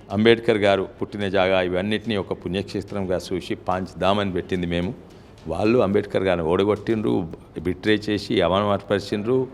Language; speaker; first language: Telugu; native; Telugu